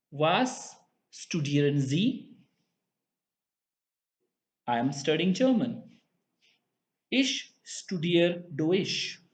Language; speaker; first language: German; non-native, fluent; Hindi